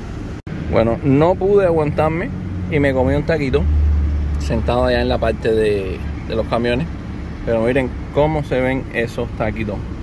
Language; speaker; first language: Spanish; native; Spanish